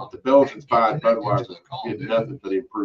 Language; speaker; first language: English; native; English